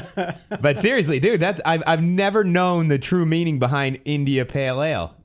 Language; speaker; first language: English; native; English